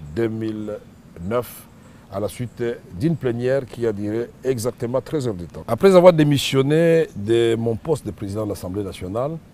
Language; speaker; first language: French; non-native, local second language; Swahili